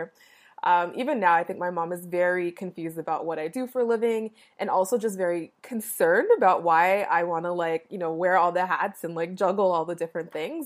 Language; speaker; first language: English; native; English